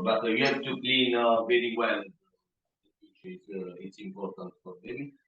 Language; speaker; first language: English; non-native, learner; Italian